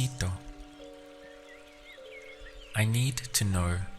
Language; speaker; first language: Spanish; non-native, fluent; English